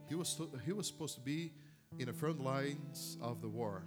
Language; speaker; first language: English; non-native, fluent; Portuguese